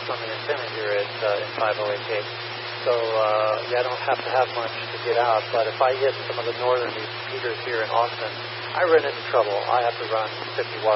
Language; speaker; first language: English; native; English